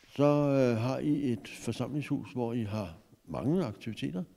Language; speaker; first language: Danish; native; Danish